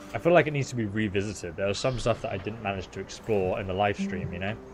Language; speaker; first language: English; native; English